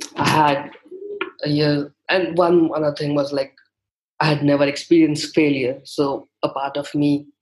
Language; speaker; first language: English; non-native, local second language; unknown